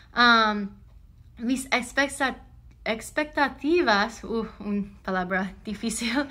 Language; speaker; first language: Spanish; non-native, learner; English